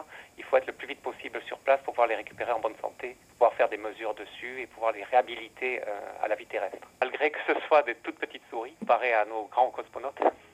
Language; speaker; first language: French; native; French